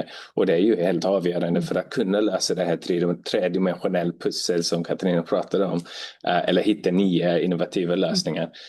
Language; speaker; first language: Swedish; non-native, fluent; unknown